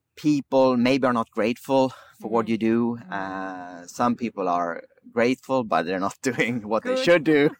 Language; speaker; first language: English; early bilingual, other home language; Swedish